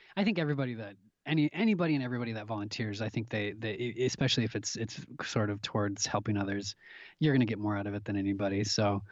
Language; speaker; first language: English; native; English